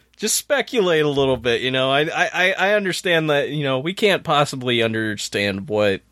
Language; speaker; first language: English; native; English